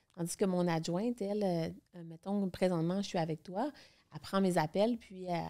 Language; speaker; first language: French; native; French